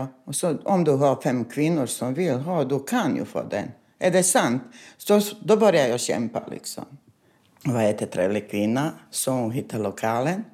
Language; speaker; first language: Swedish; non-native, fluent; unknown